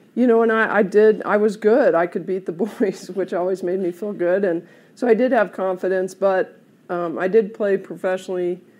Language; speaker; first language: English; native; English